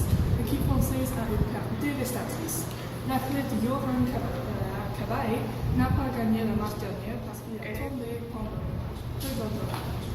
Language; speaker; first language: French; non-native, learner; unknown